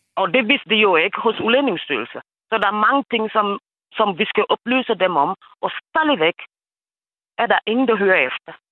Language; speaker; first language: Danish; non-native, fluent; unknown